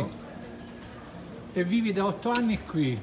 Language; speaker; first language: Italian; native; Italian